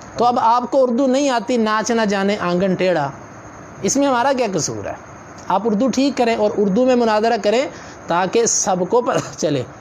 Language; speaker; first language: Urdu; non-native, local second language; Punjabi